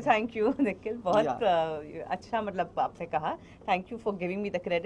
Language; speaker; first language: Hindi; native; Hindi